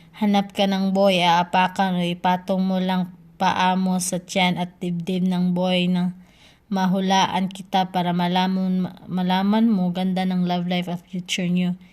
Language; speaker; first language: Filipino; non-native, local second language; Cebuano